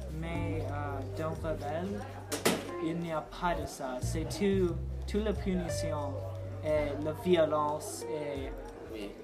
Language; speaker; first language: French; non-native, learner; English